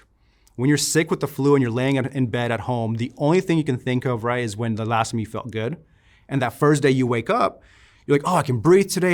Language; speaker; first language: English; native; English